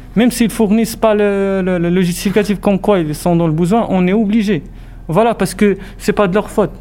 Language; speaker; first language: French; non-native, local second language; Arabic